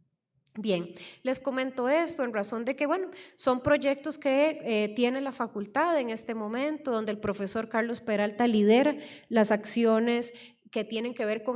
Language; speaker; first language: Spanish; native; Spanish